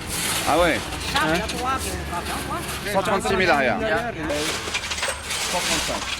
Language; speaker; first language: French; native; French